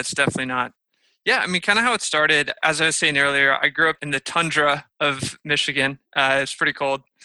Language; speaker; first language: English; native; English